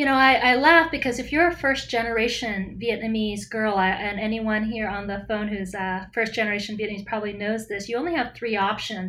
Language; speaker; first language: English; native; English